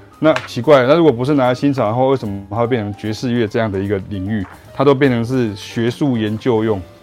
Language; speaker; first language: Chinese; native; Chinese